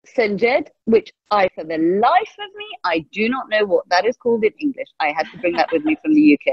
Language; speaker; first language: English; early bilingual, other home language; Persian